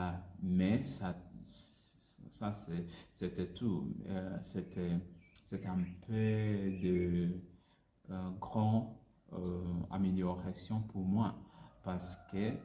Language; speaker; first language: French; non-native, learner; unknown